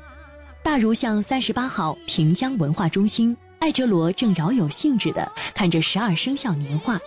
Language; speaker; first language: Chinese; native; Chinese